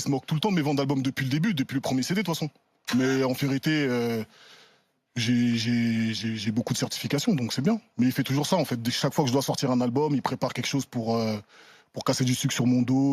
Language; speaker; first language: French; native; French